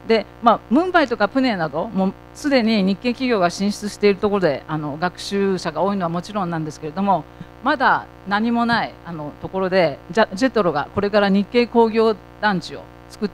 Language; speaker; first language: Japanese; native; Japanese